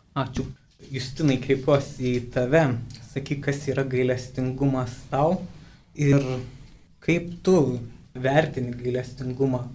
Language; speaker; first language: Lithuanian; native; Lithuanian